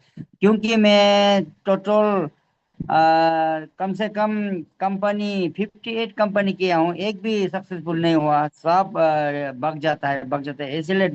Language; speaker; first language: Hindi; non-native, learner; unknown